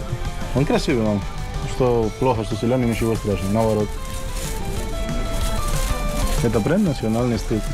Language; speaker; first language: Russian; non-native, learner; Spanish